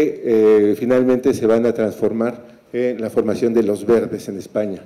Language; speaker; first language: Spanish; native; Spanish